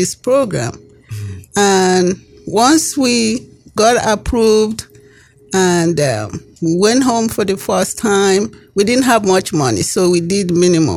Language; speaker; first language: English; non-native, local second language; Igbo